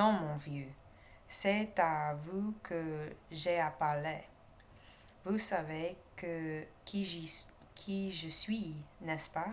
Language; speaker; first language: French; non-native, learner; English